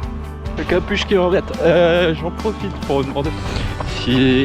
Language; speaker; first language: French; native; French